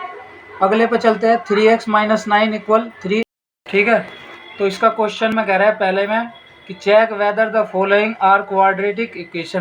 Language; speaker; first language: Hindi; native; Hindi